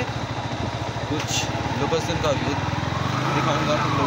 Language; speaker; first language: Hindi; non-native, local second language; Bangla